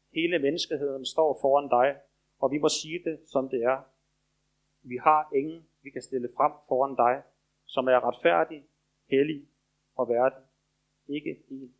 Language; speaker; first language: Danish; native; Danish